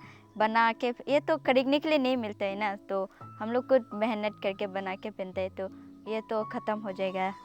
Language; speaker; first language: Hindi; non-native, local second language; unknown